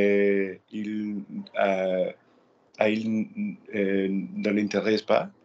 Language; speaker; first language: French; non-native, learner; Spanish